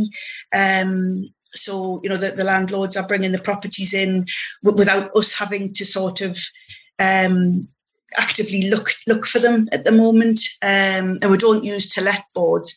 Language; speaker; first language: English; native; English